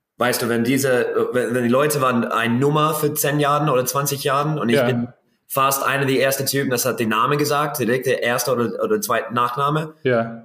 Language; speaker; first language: German; non-native, learner; English